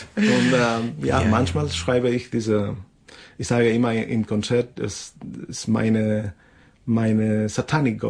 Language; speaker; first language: German; non-native, fluent; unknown